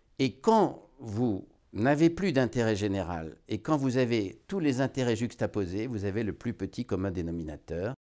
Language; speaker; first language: French; native; French